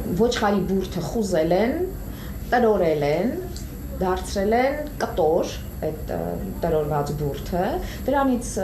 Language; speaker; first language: Armenian; native; Armenian